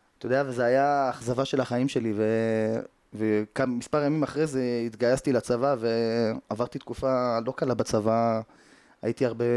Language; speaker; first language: Hebrew; native; Hebrew